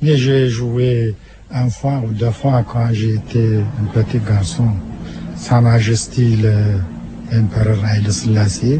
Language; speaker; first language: French; non-native, learner; Amharic